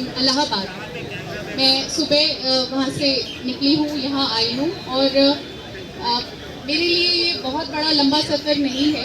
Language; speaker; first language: Hindi; native; Hindi